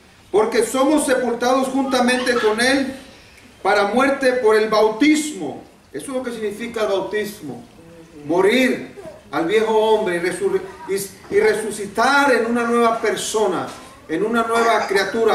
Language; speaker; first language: Spanish; native; Spanish